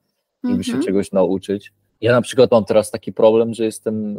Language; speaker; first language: Polish; early bilingual, heritage; Polish